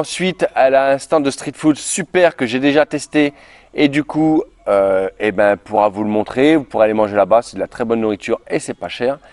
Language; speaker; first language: French; native; French